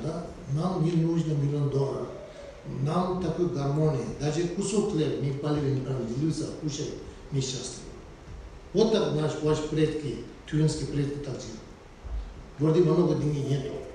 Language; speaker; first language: Russian; non-native, learner; Tibetan